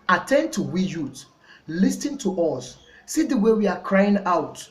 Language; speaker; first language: English; non-native, local second language; Yoruba